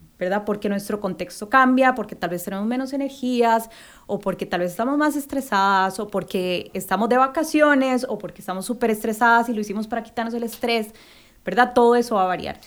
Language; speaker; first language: Spanish; native; Spanish